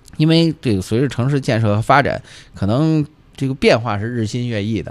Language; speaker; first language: Chinese; native; Chinese